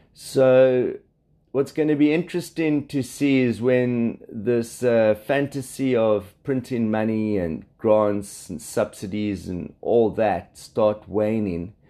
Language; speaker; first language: English; native; English